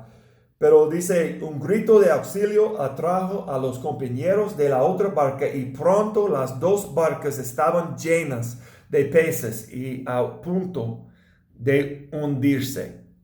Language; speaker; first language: Spanish; non-native, learner; English